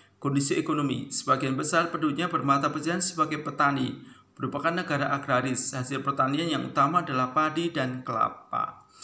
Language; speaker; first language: Indonesian; native; Indonesian